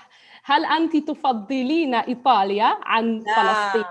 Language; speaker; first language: Arabic; non-native, fluent; Polish